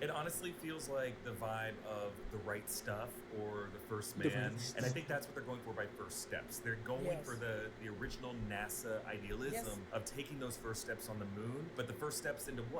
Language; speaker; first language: English; native; English